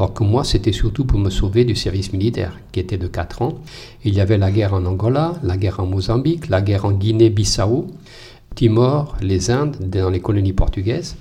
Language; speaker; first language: French; non-native, fluent; Portuguese